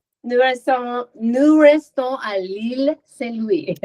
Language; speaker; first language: French; non-native, learner; English